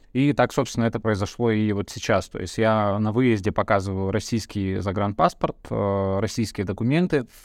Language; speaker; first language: Russian; early bilingual, other home language; Bulgarian